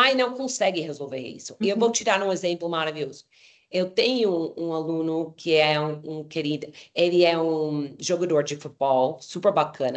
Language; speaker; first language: Portuguese; non-native, fluent; English